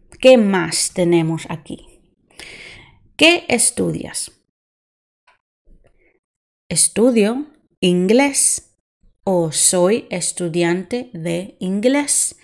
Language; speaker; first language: Spanish; non-native, fluent; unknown